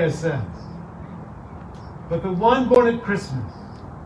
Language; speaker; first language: English; native; English